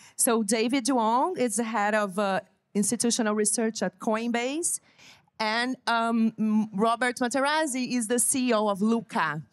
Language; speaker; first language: English; non-native, fluent; Portuguese